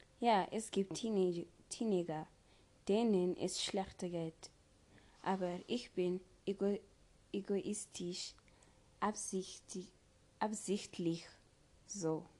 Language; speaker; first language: German; non-native, learner; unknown